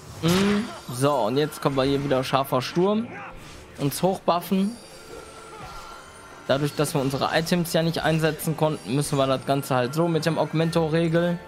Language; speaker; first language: German; native; German